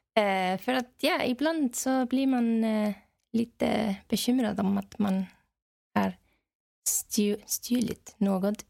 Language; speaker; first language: Swedish; non-native, fluent; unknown